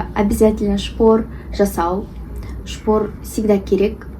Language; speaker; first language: Russian; non-native, local second language; Kazakh